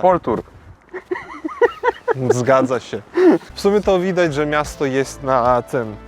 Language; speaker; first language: Polish; non-native, fluent; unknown